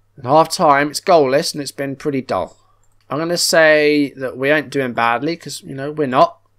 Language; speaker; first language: English; native; English